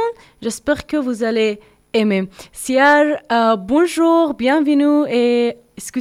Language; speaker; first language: French; non-native, learner; Persian